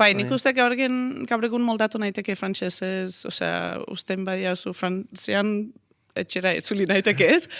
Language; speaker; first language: Basque; non-native, fluent; Danish